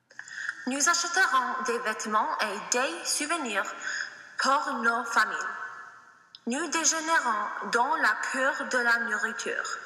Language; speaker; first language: French; non-native, learner; English